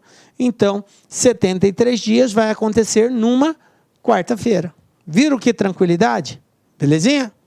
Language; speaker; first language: Portuguese; native; Portuguese